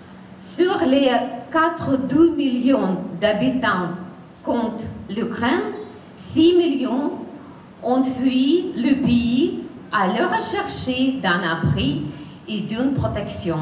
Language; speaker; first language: French; non-native, fluent; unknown